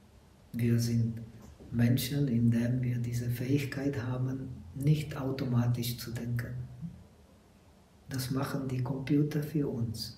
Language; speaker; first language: German; non-native, fluent; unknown